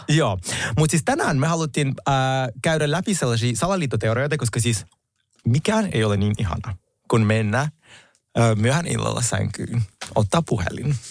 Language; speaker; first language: Finnish; non-native, fluent; Russian